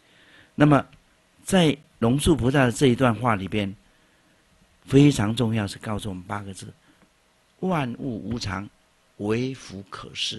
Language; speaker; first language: Chinese; native; Chinese